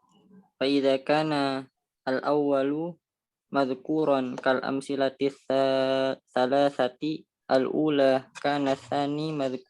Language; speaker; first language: Arabic; non-native, learner; Indonesian